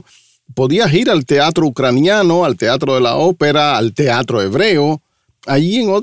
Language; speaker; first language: Spanish; non-native, fluent; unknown